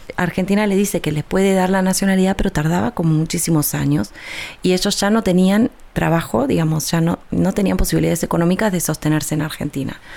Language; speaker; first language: Spanish; native; Spanish